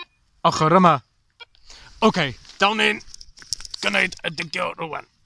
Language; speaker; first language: Welsh; non-native, learner; English